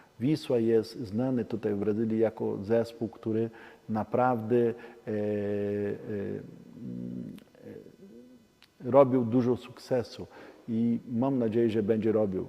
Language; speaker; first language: Polish; non-native, learner; Portuguese